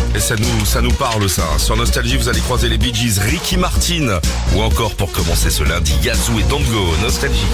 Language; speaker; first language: French; native; French